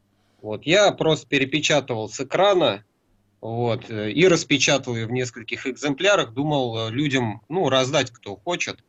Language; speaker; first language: Russian; native; Russian